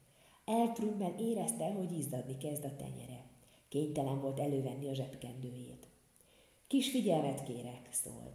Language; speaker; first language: Hungarian; native; Hungarian